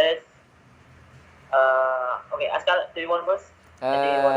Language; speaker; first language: English; non-native, learner; Indonesian